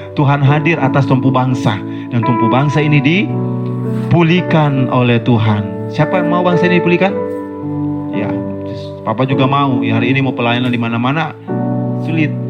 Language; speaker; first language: Indonesian; native; Indonesian